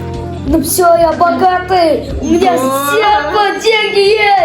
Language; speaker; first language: Russian; non-native, local second language; Kazakh